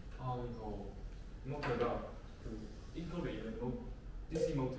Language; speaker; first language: Korean; non-native, learner; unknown